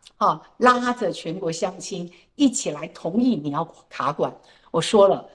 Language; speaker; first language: Chinese; native; Chinese